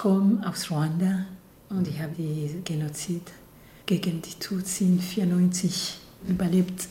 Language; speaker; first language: German; non-native, fluent; Kinyarwanda